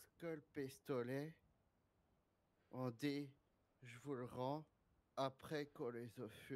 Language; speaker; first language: French; native; French